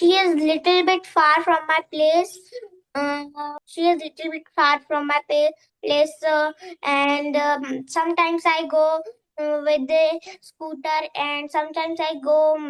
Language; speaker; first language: English; non-native, fluent; Hindi